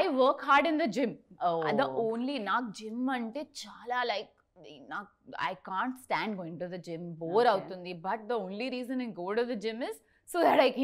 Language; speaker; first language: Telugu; non-native, learner; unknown